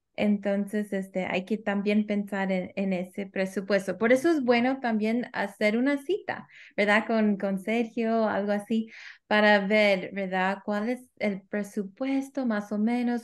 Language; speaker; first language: Spanish; early bilingual, heritage; Spanish